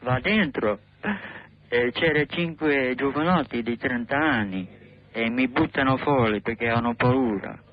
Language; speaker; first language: Italian; non-native, learner; English